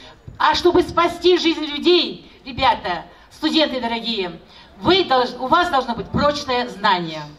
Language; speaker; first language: Russian; non-native, local second language; Kazakh